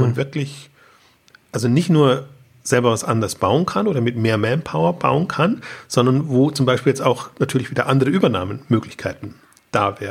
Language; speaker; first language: German; native; German